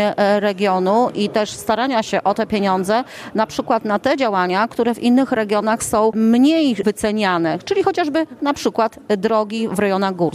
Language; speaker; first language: Polish; native; Polish